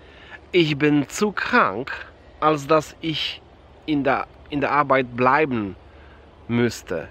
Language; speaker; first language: German; non-native, fluent; Polish